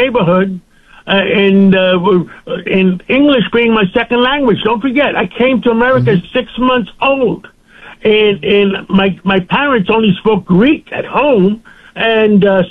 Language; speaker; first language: English; non-native, local second language; Greek